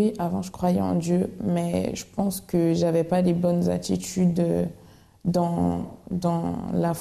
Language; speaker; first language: French; native; French